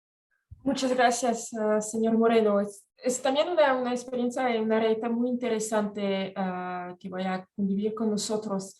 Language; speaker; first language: Spanish; non-native, fluent; French